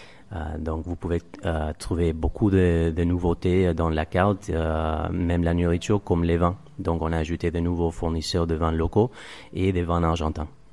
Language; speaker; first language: French; non-native, fluent; Spanish